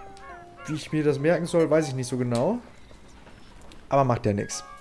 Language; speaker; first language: German; native; German